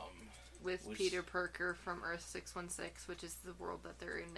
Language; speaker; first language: English; native; English